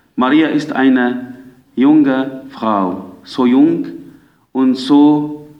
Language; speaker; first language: German; non-native, fluent; Arabic